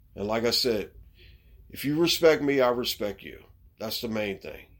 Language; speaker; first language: English; native; English